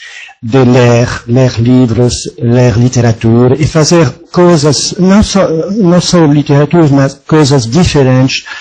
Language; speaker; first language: Portuguese; non-native, fluent; French